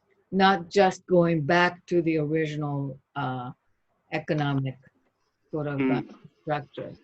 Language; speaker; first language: English; non-native, fluent; Japanese